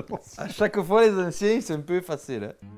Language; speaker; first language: French; native; French